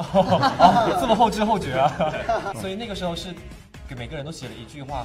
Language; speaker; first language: Chinese; native; Chinese